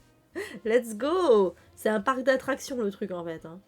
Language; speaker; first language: French; native; French